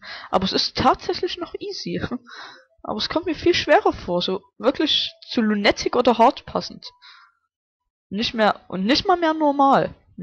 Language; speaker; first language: German; native; German